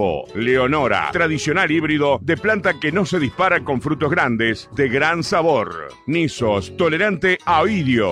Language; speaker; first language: Spanish; native; Spanish